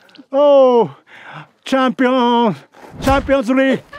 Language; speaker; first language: English; non-native, learner; Japanese